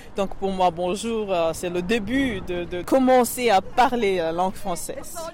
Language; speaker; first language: French; non-native, local second language; Kinyarwanda